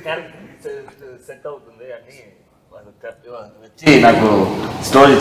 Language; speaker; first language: Telugu; non-native, learner; Tamil